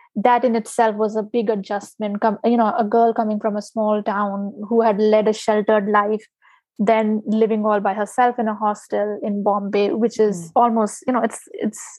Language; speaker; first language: English; non-native, local second language; Hindi